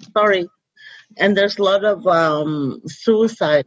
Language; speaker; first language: English; non-native, fluent; Cree